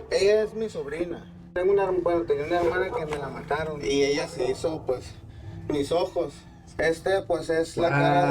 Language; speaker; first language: Spanish; native; Spanish